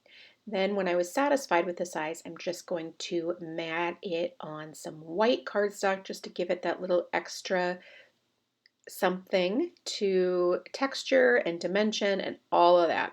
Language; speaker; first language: English; native; English